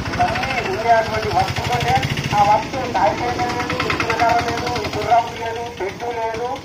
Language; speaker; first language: Telugu; native; Telugu